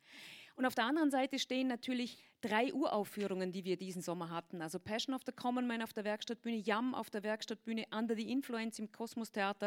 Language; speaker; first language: German; native; German